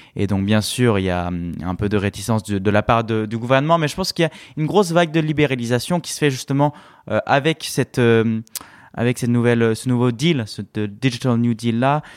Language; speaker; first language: French; non-native, fluent; Korean